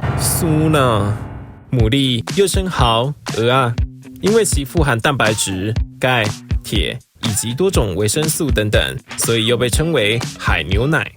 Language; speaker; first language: Chinese; native; Chinese